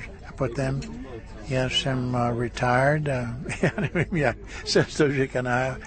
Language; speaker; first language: Czech; early bilingual, heritage; Czech